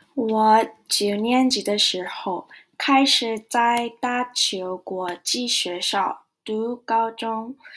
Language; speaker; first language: Chinese; non-native, learner; Korean